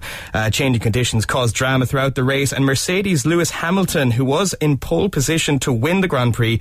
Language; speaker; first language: English; native; English